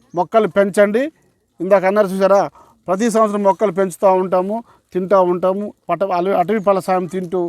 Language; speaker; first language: Telugu; non-native, local second language; Koya